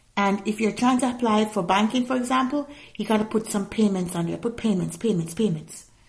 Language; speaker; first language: English; native; English